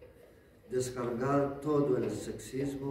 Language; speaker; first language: Spanish; non-native, learner; Greek